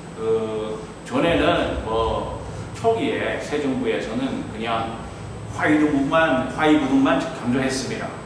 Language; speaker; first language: Korean; non-native, fluent; Chinese